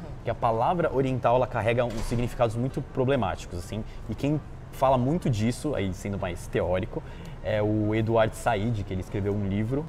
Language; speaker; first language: Portuguese; early bilingual, other home language; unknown